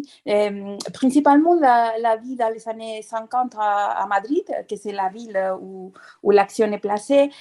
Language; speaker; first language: French; non-native, fluent; Spanish